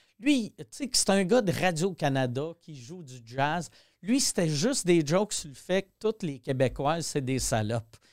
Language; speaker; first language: French; native; French